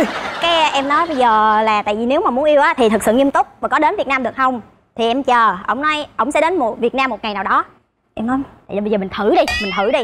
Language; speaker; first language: Vietnamese; native; Vietnamese